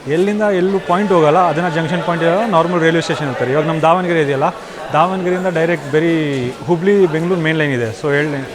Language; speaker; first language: Kannada; non-native, local second language; Hindi